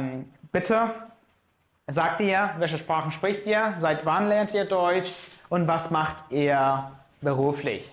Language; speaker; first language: German; non-native, fluent; Azerbaijani